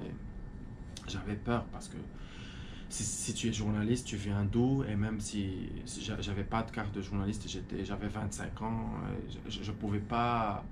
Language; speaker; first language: French; non-native, fluent; Arabic